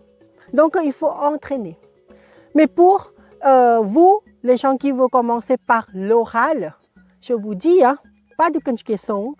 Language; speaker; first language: French; non-native, fluent; Thai